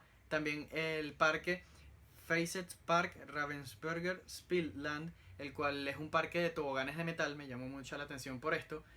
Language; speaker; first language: Spanish; native; Spanish